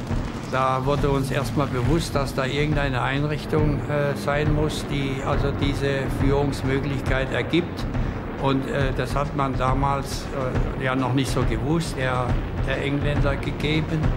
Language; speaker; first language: German; native; German